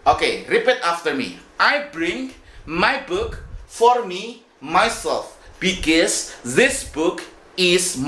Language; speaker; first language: English; non-native, fluent; Indonesian